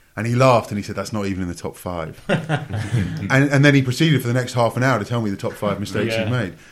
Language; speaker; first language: English; native; English